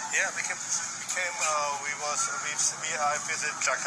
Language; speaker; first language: English; non-native, learner; German